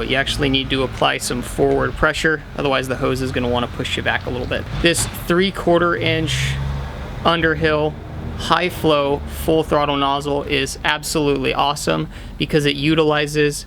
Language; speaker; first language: English; native; English